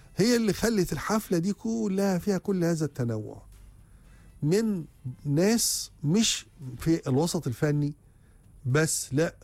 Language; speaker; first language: Egyptian Arabic; native; Egyptian Arabic